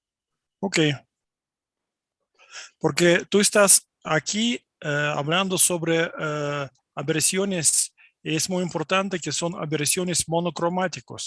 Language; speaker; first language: Spanish; non-native, fluent; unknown